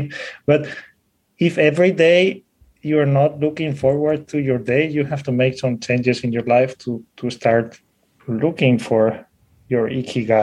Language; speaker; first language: English; non-native, fluent; Spanish